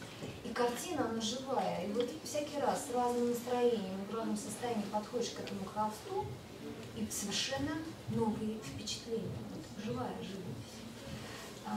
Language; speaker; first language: Russian; native; Russian